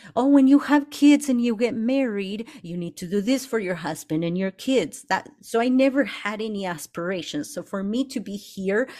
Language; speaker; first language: English; early bilingual, other home language; Spanish